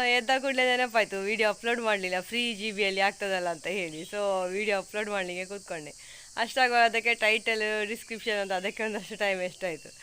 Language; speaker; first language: Kannada; non-native, local second language; Tulu